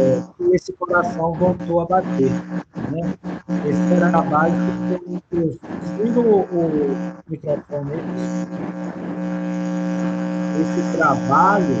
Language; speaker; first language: Portuguese; native; Portuguese